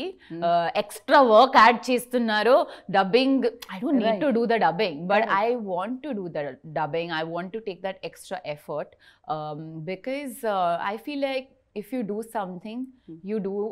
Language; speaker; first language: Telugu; non-native, learner; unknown